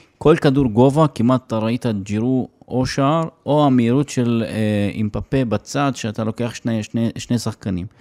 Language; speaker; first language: Hebrew; non-native, local second language; Arabic